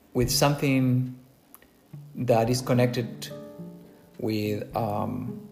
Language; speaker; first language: English; non-native, fluent; Spanish